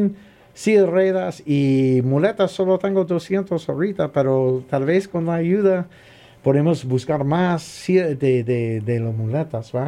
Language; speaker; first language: Spanish; non-native, learner; English